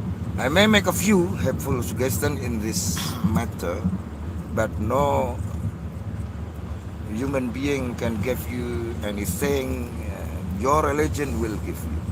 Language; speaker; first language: English; non-native, learner; Indonesian